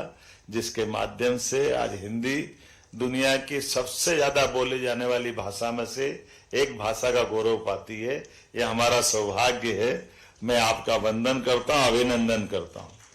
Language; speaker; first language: Hindi; native; Hindi